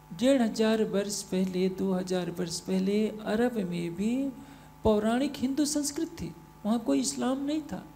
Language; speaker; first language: Hindi; native; Hindi